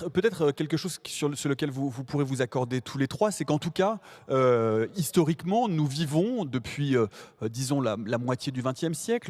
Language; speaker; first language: French; native; French